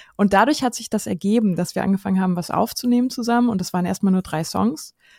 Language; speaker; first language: German; native; German